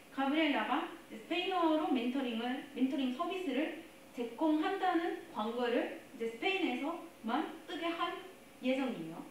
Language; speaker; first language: Korean; non-native, fluent; Spanish